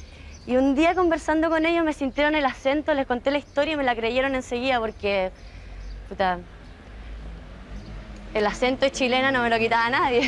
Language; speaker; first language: Spanish; native; Spanish